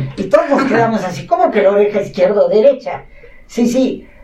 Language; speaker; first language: Spanish; non-native, local second language; Catalan